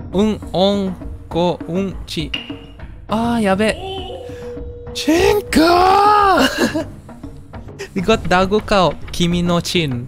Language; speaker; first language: Japanese; non-native, learner; Indonesian